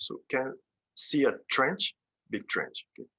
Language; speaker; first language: English; non-native, fluent; Japanese